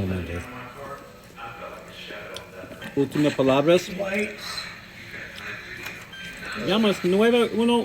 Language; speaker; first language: Spanish; non-native, learner; English